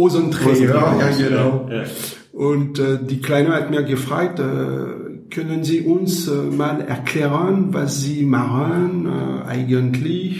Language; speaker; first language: German; non-native, learner; French